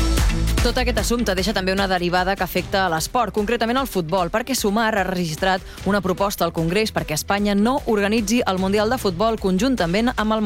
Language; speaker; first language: Catalan; native; Catalan